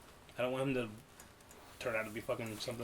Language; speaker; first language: English; native; English